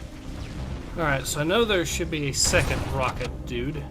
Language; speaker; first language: English; native; English